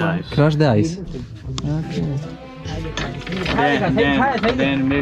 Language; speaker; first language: English; non-native, learner; Polish